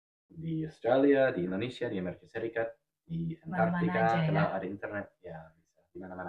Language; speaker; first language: Indonesian; non-native, fluent; English